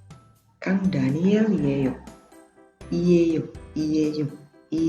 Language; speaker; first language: Korean; non-native, fluent; Indonesian